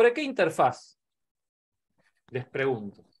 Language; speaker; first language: Spanish; native; Spanish